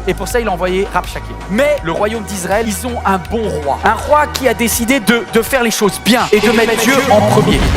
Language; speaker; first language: French; native; French